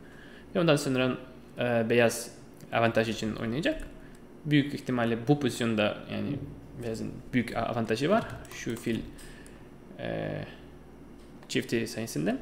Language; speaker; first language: Turkish; non-native, fluent; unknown